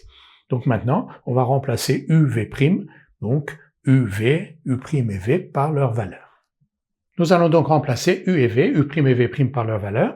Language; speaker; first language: French; native; French